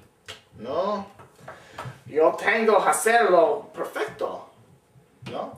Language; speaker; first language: Spanish; non-native, learner; English